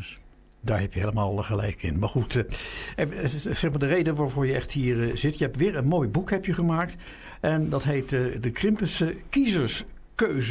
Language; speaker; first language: Dutch; native; Dutch